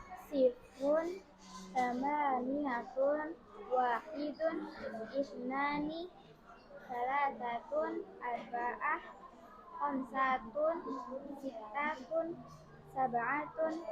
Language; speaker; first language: Arabic; non-native, learner; Indonesian